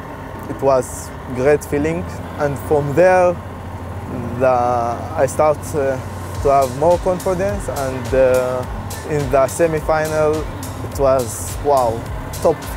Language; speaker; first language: English; non-native, learner; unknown